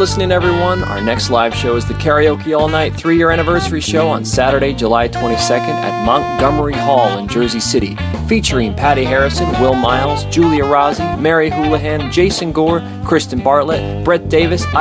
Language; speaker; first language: English; native; English